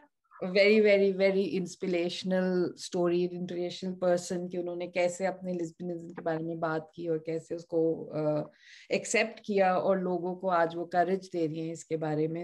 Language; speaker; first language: Hindi; native; Hindi